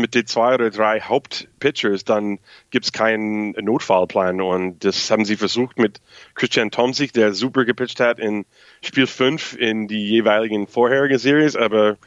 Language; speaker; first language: German; non-native, fluent; English